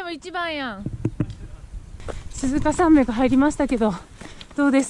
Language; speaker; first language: Japanese; native; Japanese